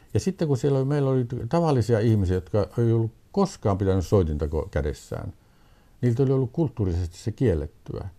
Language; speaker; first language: Finnish; native; Finnish